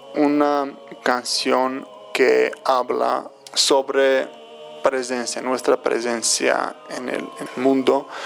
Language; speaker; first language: Spanish; non-native, fluent; Georgian